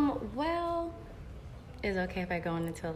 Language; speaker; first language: English; native; English